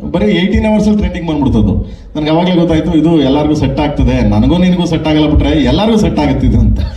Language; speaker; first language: Kannada; native; Kannada